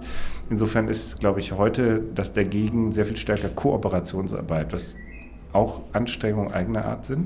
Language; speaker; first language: German; native; German